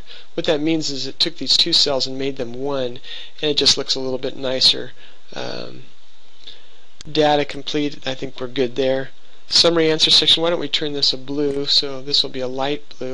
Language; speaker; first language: English; native; English